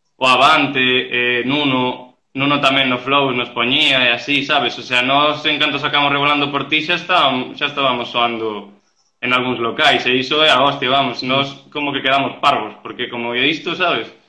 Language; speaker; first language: Galician; non-native, local second language; Spanish